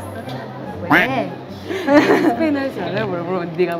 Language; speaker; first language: Spanish; non-native, fluent; Korean